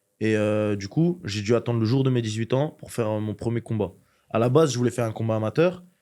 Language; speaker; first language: French; early bilingual, other home language; Chechen